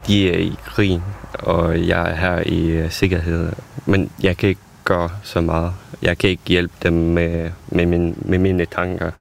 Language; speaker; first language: Danish; non-native, fluent; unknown